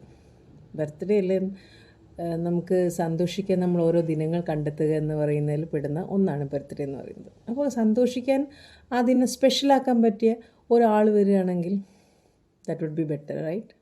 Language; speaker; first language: Malayalam; native; Malayalam